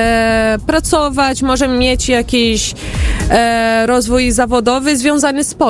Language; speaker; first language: Polish; early bilingual, heritage; Portuguese